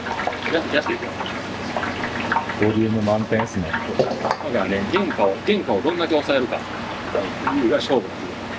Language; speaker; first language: Japanese; native; Japanese